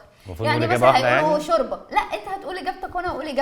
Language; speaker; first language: Arabic; native; Arabic